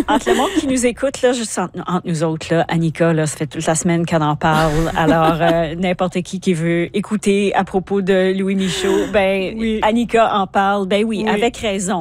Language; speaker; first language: French; native; French